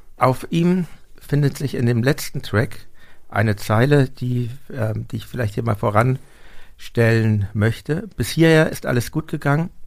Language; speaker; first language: German; native; German